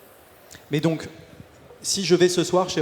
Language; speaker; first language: French; native; French